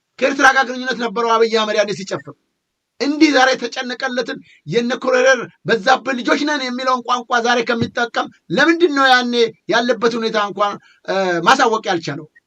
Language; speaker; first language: Amharic; native; Amharic